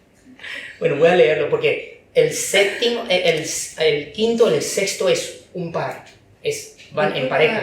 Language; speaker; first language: Spanish; non-native, fluent; Chinese